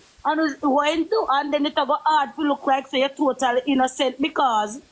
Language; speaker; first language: English; native; English